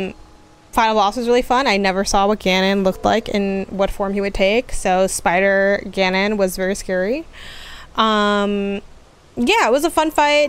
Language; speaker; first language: English; native; English